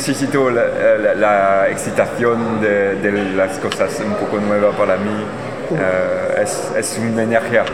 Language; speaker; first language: Spanish; non-native, learner; French